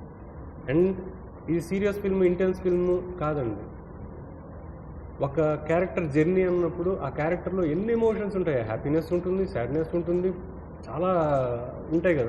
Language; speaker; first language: Telugu; native; Telugu